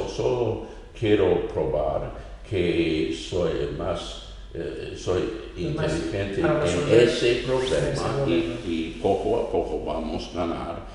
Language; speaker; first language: Spanish; non-native, fluent; English